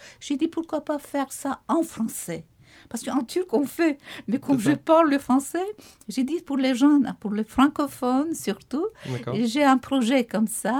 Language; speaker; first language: French; non-native, fluent; Turkish